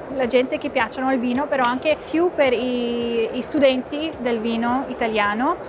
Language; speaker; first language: Italian; non-native, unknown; English